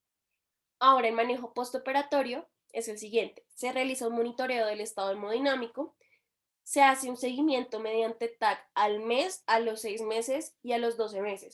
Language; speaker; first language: Spanish; native; Spanish